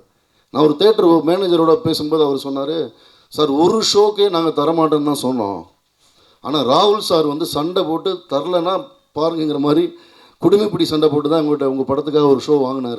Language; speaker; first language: Tamil; native; Tamil